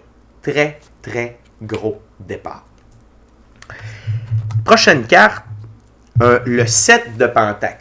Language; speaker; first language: French; native; French